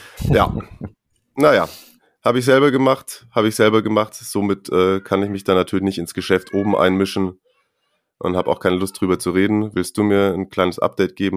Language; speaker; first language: German; native; German